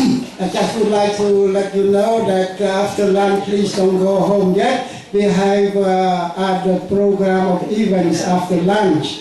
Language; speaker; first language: English; non-native, fluent; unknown